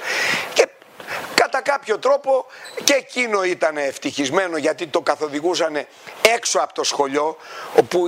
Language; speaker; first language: Greek; native; Greek